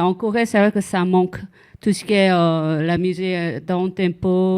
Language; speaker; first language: French; non-native, fluent; Korean